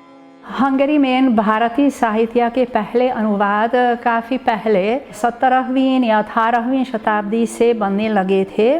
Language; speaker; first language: Hindi; non-native, fluent; Hungarian